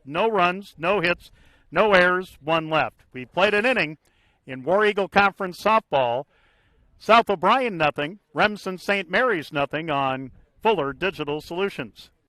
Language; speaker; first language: English; native; English